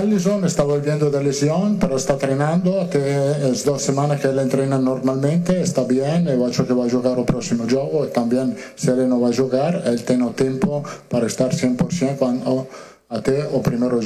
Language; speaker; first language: Portuguese; non-native, learner; Italian